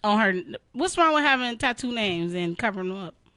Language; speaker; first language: English; native; English